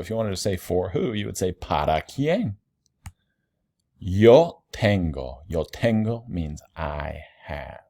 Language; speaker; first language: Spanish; non-native, fluent; English